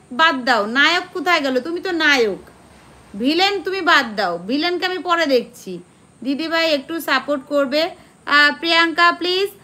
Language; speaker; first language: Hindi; non-native, local second language; Bangla